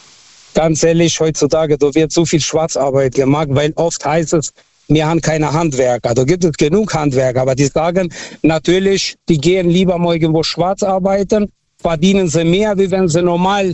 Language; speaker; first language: German; early bilingual, other home language; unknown